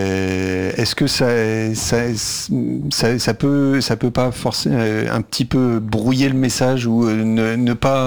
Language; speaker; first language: French; native; French